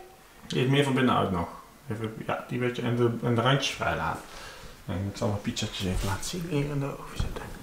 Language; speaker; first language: Dutch; native; Dutch